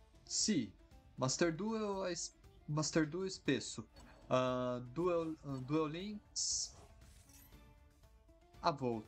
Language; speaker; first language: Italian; non-native, learner; Portuguese